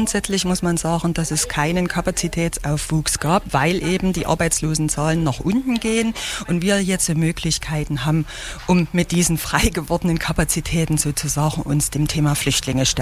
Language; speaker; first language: German; native; German